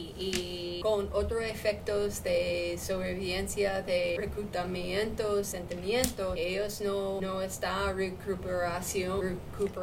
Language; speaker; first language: Spanish; non-native, learner; English